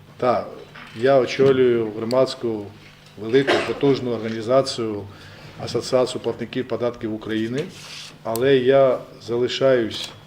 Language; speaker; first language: Ukrainian; non-native, learner; Georgian